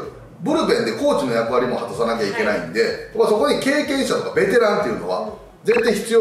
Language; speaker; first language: Japanese; native; Japanese